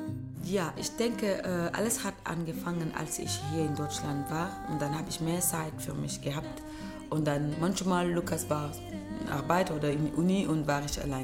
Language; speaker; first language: German; non-native, learner; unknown